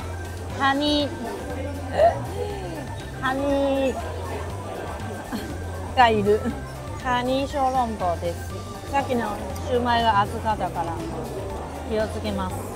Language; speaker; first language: Japanese; non-native, fluent; Chinese